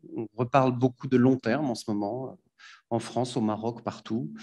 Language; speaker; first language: French; native; French